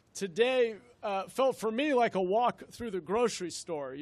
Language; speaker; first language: English; native; English